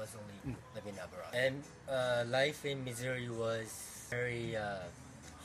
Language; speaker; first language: English; non-native, fluent; Japanese